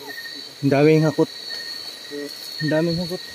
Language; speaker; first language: Filipino; native; Filipino